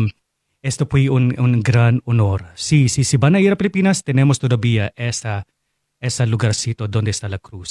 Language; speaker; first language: Spanish; non-native, fluent; Filipino